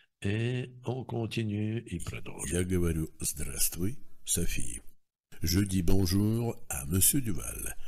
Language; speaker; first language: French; non-native, fluent; Russian